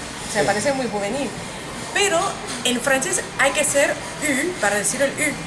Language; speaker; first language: Spanish; non-native, fluent; English